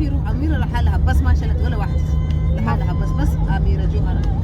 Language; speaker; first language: Arabic; native; Arabic